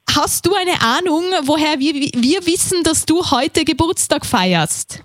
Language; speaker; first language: German; native; German